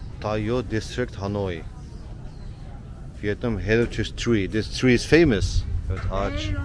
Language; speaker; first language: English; non-native, learner; Turkish